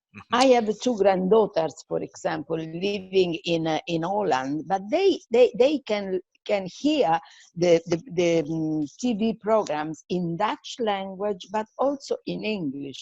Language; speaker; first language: English; non-native, fluent; Italian